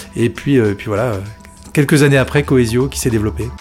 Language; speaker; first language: French; native; French